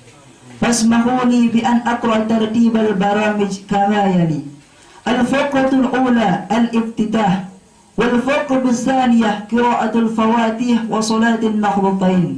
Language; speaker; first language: Arabic; non-native, fluent; Indonesian